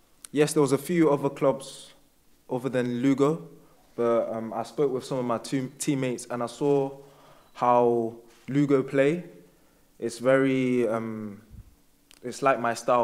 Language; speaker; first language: English; native; English